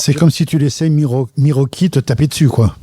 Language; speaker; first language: French; native; French